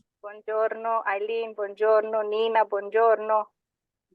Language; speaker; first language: Italian; non-native, fluent; English